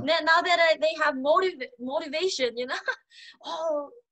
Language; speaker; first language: English; non-native, fluent; Korean